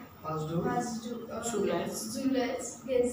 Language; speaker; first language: German; non-native, learner; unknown